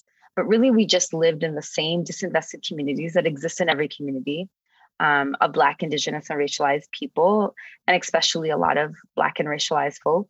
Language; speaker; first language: English; native; English